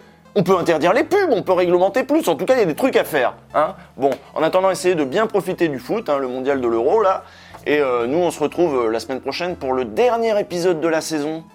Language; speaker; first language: French; native; French